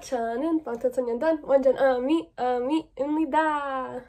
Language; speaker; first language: Korean; non-native, learner; English